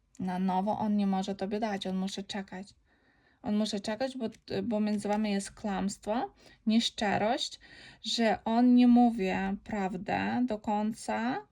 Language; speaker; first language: Polish; non-native, learner; Ukrainian